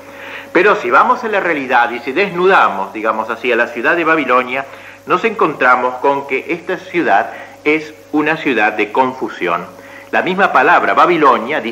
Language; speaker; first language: Spanish; native; Spanish